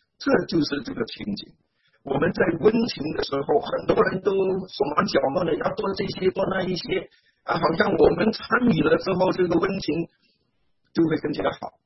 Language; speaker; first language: Chinese; native; Chinese